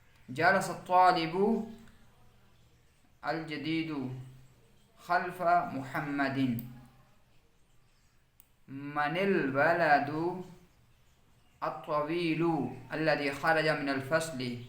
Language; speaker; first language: Arabic; non-native, fluent; Urdu